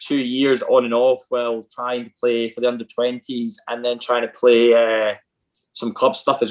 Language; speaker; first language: English; native; English